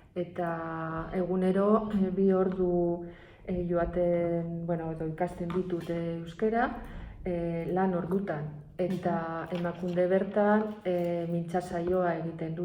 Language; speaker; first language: Basque; non-native, local second language; Spanish